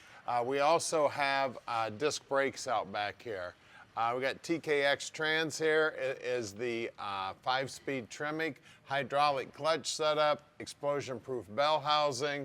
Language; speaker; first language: English; native; English